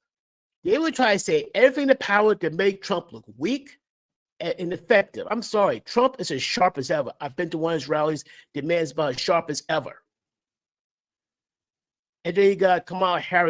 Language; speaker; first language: English; native; English